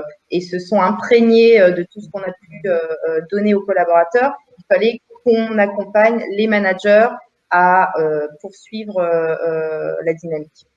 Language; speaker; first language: French; native; French